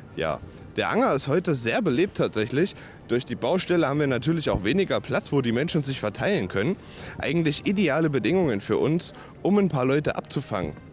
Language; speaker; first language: German; native; German